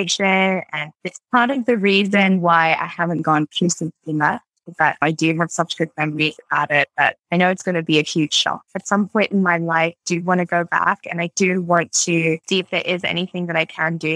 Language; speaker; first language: English; native; English